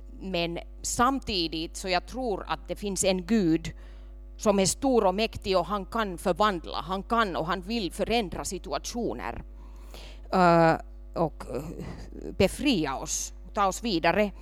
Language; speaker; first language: Swedish; non-native, local second language; Finnish